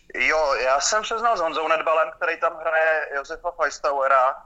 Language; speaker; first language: Czech; native; Czech